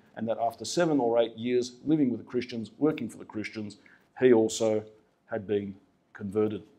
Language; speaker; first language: English; early bilingual, other home language; Greek